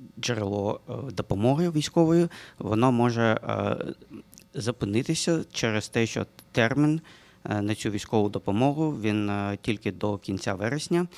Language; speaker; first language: Ukrainian; non-native, local second language; Russian